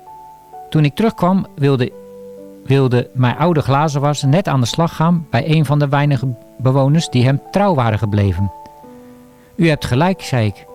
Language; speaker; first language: Dutch; native; Dutch